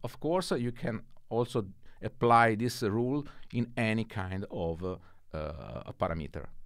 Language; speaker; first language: English; non-native, fluent; Italian